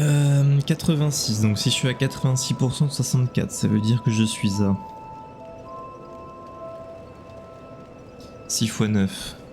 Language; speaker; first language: French; native; French